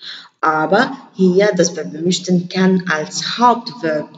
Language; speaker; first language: German; non-native, learner; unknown